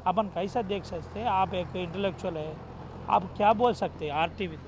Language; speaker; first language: Hindi; non-native, local second language; Telugu